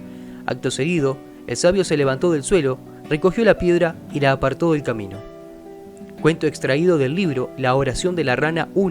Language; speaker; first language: Spanish; native; Spanish